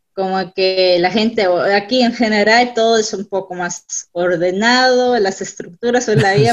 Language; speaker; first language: Spanish; non-native, fluent; German